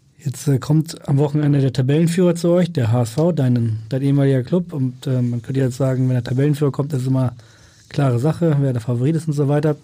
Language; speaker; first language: German; native; German